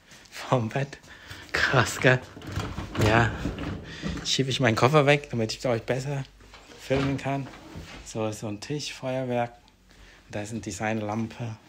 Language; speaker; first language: German; non-native, fluent; Vietnamese